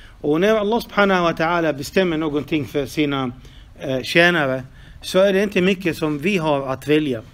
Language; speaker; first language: Swedish; non-native, fluent; Arabic